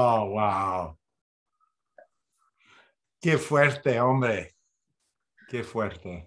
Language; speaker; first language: Spanish; non-native, fluent; English